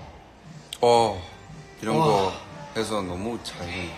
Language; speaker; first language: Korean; non-native, fluent; Chinese